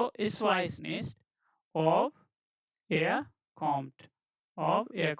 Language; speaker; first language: German; non-native, fluent; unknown